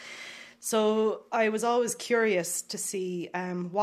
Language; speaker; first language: English; native; English